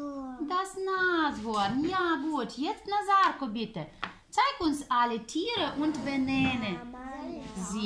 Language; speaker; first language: German; non-native, fluent; Ukrainian